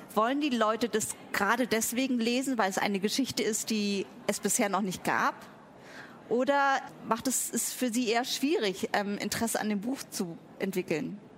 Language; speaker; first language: German; early bilingual, other home language; Vietnamese